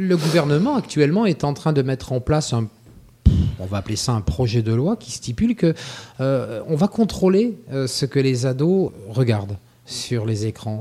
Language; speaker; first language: French; native; French